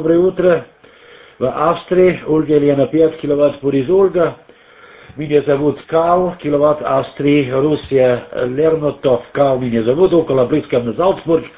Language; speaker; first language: Russian; non-native, learner; German